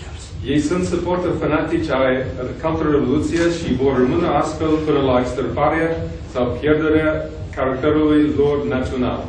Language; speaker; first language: Romanian; non-native, fluent; English